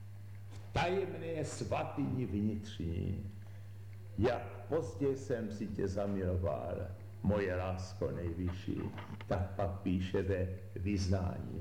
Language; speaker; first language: Czech; native; Czech